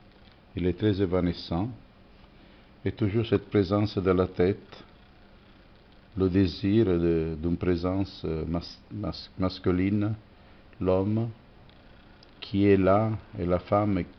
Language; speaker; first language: French; non-native, fluent; Italian